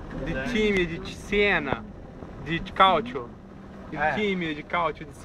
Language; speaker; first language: Italian; non-native, learner; Portuguese